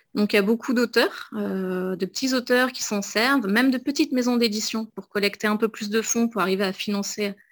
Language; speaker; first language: French; native; French